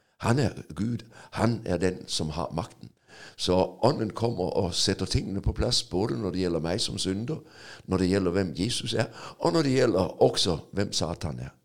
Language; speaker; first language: Norwegian; non-native, fluent; Danish